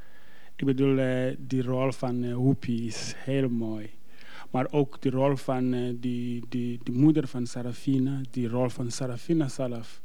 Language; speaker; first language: Dutch; non-native, fluent; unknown